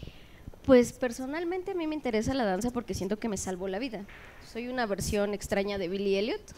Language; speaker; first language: Spanish; native; Spanish